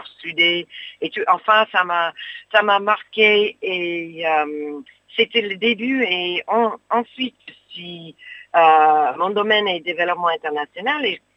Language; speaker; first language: French; non-native, fluent; English